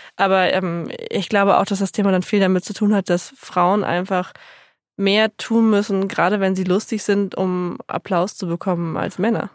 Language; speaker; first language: German; native; German